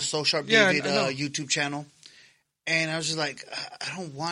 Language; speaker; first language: English; native; English